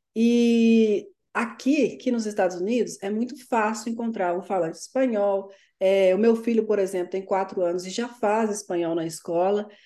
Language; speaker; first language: Portuguese; native; Portuguese